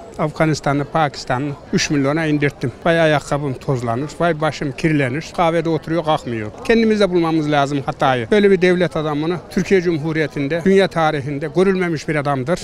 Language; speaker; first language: Turkish; native; Turkish